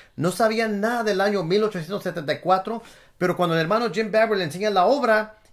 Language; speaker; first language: Spanish; early bilingual, other home language; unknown